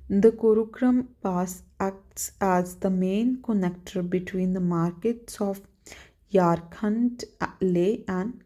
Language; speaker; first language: English; non-native, local second language; Punjabi